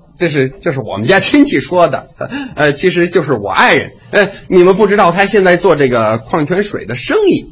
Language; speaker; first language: Chinese; non-native, fluent; English